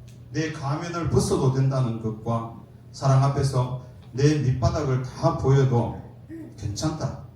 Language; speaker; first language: Korean; native; Korean